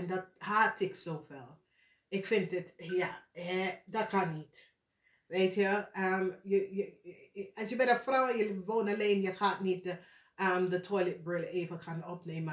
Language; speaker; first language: Dutch; non-native, fluent; English